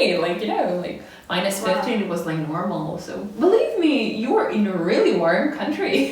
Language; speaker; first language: English; non-native, fluent; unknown